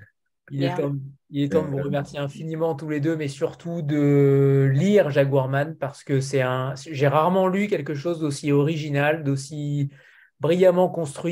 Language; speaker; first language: French; native; French